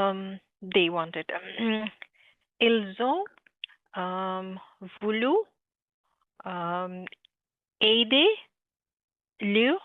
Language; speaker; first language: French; non-native, learner; Bangla